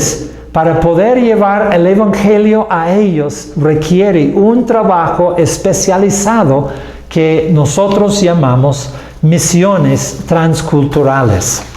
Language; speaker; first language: Spanish; non-native, fluent; English